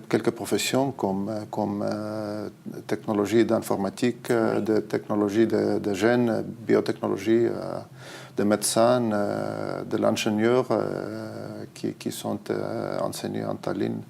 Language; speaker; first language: French; non-native, fluent; Estonian